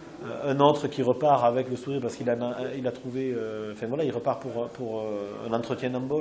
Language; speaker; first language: French; native; French